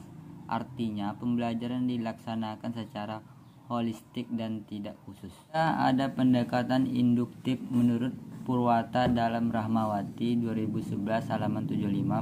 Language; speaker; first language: Indonesian; native; Indonesian